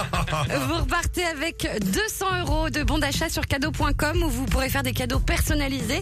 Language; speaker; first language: French; native; French